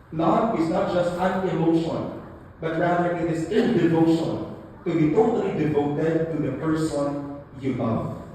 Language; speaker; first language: English; non-native, local second language; Filipino